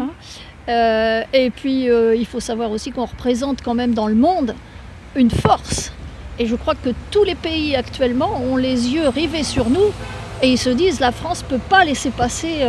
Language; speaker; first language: French; native; French